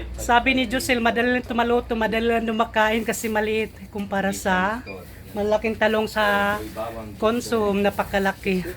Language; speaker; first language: Filipino; non-native, local second language; Cebuano